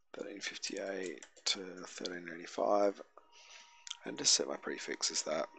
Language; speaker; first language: English; native; English